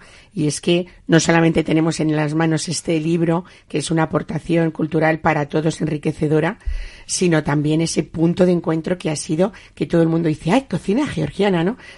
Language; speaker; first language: Spanish; native; Spanish